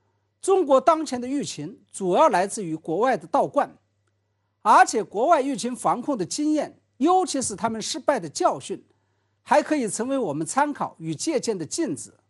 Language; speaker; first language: Chinese; native; Chinese